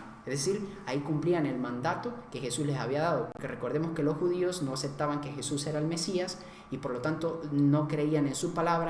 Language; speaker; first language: Spanish; native; Spanish